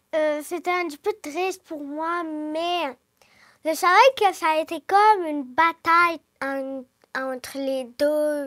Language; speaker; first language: French; early bilingual, other home language; Ukrainian